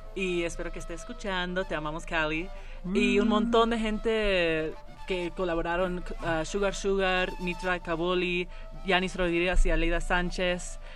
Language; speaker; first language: Spanish; early bilingual, heritage; Spanish